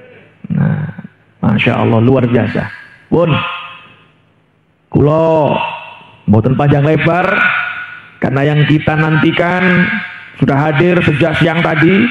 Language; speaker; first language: Indonesian; native; Indonesian